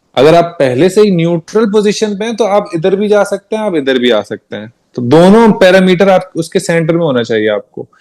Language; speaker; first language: Hindi; native; Hindi